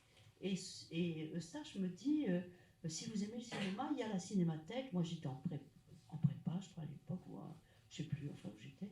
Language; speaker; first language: French; native; French